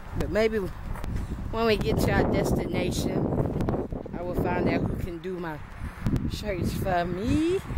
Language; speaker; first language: English; native; English